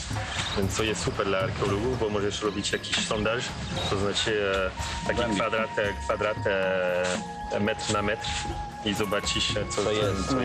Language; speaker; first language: Polish; non-native, learner; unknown